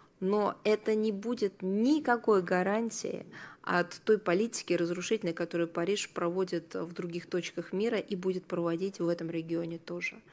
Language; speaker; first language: Russian; native; Russian